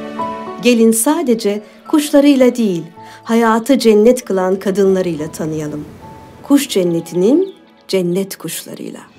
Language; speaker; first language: Turkish; native; Turkish